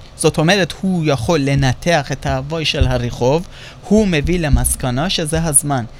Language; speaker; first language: Hebrew; non-native, fluent; Persian